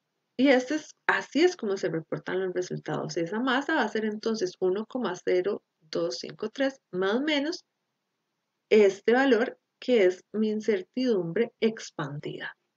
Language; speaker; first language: Spanish; native; Spanish